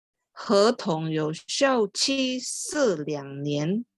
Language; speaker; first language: Chinese; non-native, learner; Indonesian